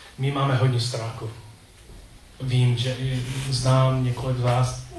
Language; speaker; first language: Czech; non-native, learner; English